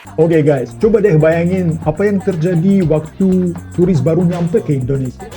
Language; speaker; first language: Indonesian; non-native, fluent; Russian